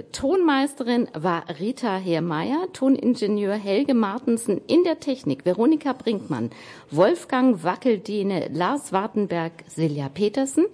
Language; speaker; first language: German; native; German